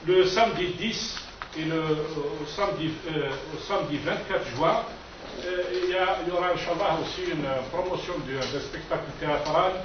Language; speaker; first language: French; non-native, local second language; Kabyle